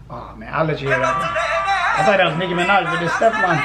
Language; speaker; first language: English; native; English